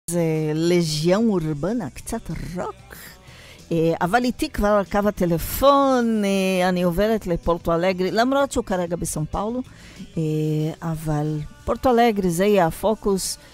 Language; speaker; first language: Hebrew; non-native, fluent; Portuguese